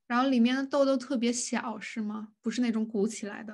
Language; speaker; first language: Chinese; non-native, fluent; English